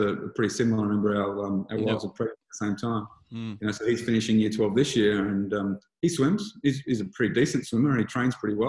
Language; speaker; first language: English; native; English